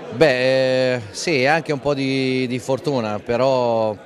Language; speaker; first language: Italian; native; Italian